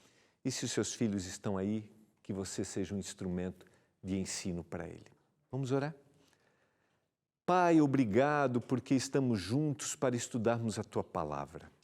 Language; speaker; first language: Portuguese; native; Portuguese